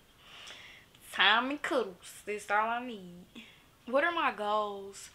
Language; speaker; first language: English; native; English